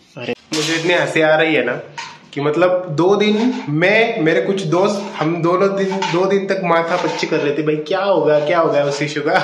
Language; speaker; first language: Hindi; non-native, local second language; Marathi